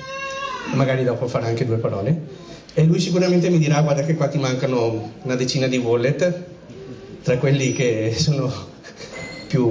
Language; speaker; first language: Italian; native; Italian